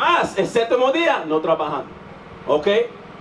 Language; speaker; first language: Spanish; non-native, learner; English